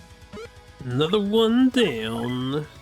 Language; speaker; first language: English; native; English